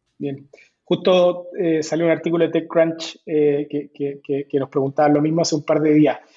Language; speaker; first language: Spanish; native; Spanish